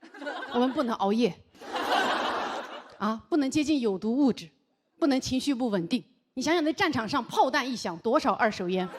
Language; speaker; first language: Chinese; native; Chinese